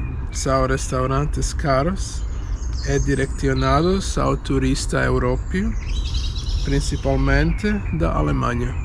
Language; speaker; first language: Portuguese; non-native, learner; Croatian